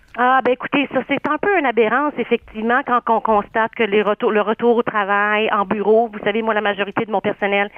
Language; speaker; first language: French; native; French